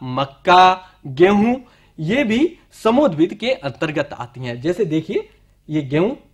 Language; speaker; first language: Hindi; native; Hindi